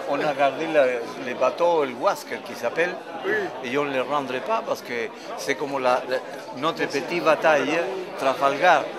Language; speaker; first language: French; non-native, fluent; Spanish